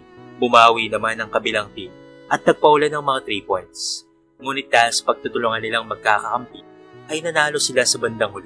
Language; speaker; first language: Filipino; native; Filipino